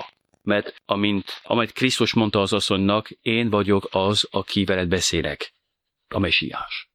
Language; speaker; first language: Hungarian; non-native, fluent; French